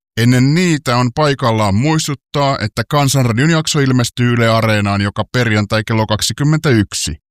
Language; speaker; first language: Finnish; native; Finnish